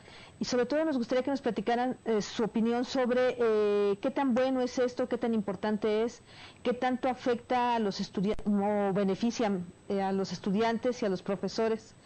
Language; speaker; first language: Spanish; native; Spanish